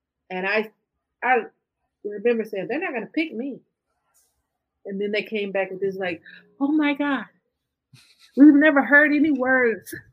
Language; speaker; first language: English; early bilingual, other home language; Spanish